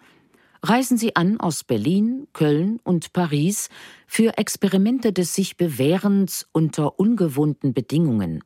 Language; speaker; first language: German; native; German